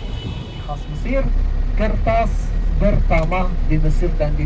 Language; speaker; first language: Indonesian; non-native, fluent; Arabic